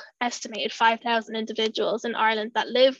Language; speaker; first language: English; native; English